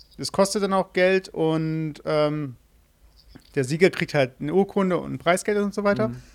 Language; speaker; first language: German; native; German